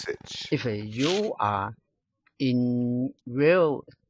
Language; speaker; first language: English; non-native, learner; Chinese